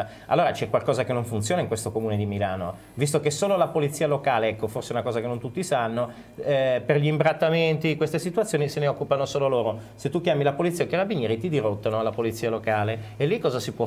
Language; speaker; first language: Italian; native; Italian